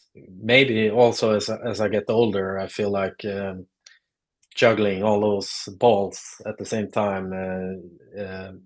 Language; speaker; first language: English; non-native, fluent; Swedish